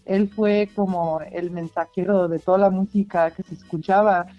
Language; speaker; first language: Spanish; early bilingual, heritage; Spanish